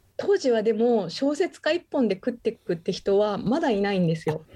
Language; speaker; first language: Japanese; native; Japanese